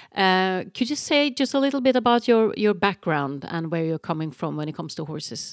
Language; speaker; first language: English; non-native, fluent; Norwegian